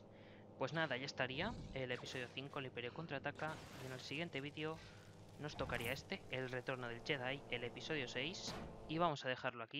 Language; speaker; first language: Spanish; native; Spanish